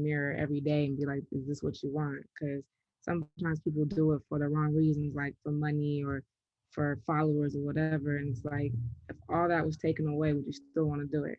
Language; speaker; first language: English; native; English